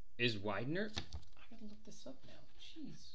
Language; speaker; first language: English; native; English